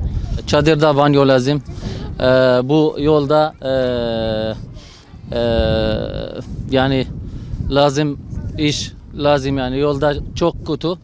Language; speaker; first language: Turkish; non-native, learner; Arabic